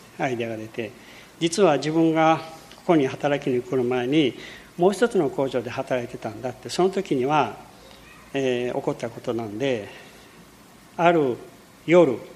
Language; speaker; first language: Japanese; early bilingual, heritage; Portuguese